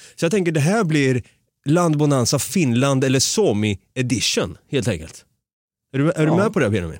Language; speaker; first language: Swedish; native; Swedish